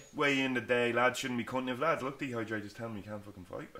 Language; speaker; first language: English; native; English